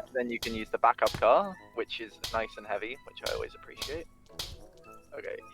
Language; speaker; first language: English; native; English